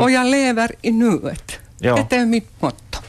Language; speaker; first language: Swedish; non-native, local second language; Finnish